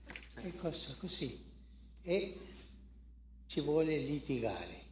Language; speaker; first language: Italian; non-native, fluent; Spanish